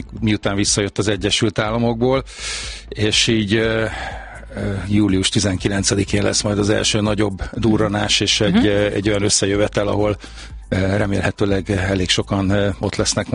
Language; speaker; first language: Hungarian; native; Hungarian